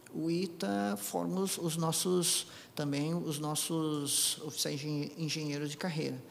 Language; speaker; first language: Portuguese; native; Portuguese